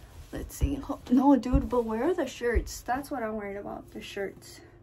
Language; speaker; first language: English; early bilingual, other home language; Spanish